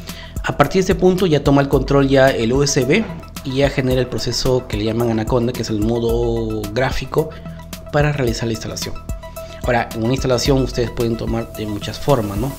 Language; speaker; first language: Spanish; native; Spanish